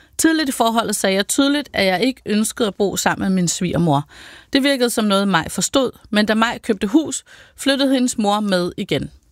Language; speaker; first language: Danish; native; Danish